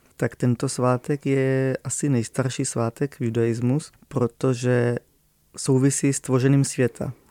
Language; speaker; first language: Czech; non-native, fluent; Hebrew